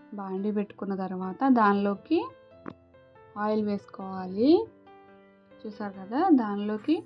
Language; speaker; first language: Telugu; native; Telugu